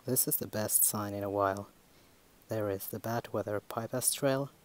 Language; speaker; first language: English; non-native, fluent; Finnish